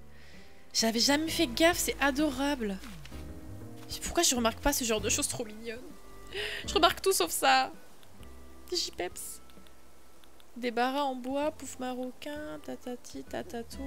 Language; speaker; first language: French; native; French